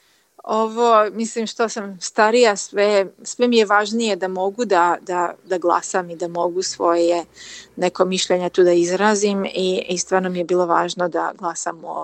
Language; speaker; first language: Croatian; early bilingual, heritage; Croatian